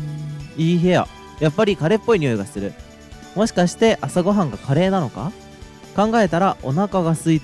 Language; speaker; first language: Japanese; native; Japanese